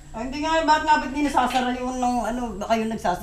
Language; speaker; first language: Filipino; native; Filipino